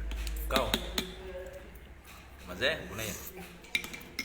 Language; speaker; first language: Hindi; non-native, learner; Pashto